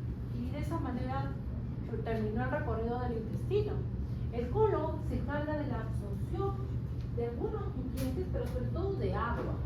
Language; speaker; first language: Spanish; native; Spanish